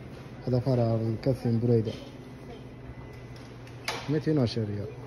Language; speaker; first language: Arabic; non-native, learner; Bangla